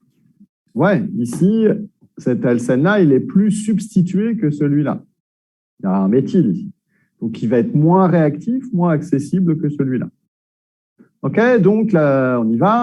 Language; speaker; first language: French; native; French